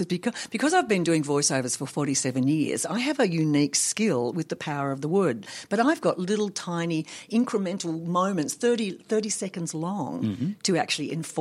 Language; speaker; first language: English; native; English